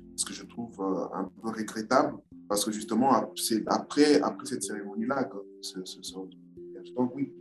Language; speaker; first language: French; non-native, local second language; Lingala